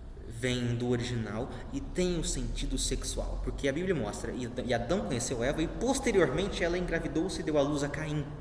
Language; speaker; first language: Portuguese; native; Portuguese